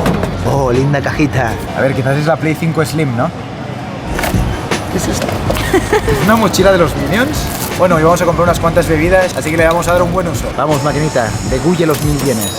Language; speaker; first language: Spanish; native; Spanish